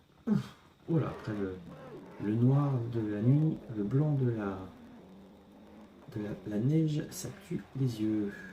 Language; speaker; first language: French; native; French